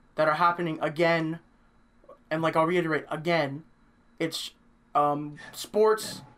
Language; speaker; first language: English; native; English